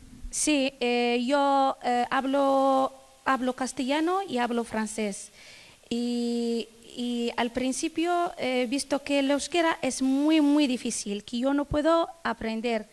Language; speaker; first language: Spanish; non-native, fluent; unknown